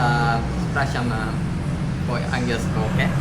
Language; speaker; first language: Polish; non-native, learner; Indonesian